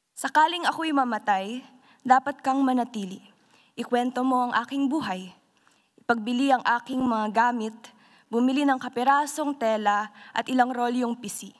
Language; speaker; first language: Filipino; native; Filipino